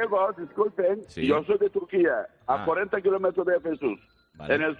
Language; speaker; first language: Spanish; non-native, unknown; Turkish